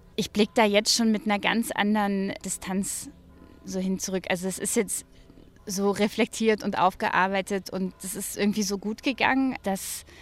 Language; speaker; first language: German; native; German